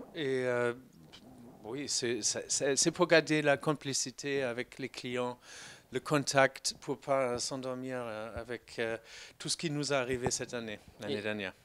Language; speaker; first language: French; non-native, fluent; German